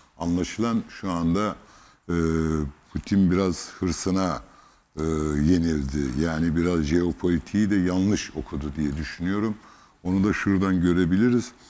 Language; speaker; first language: Turkish; native; Turkish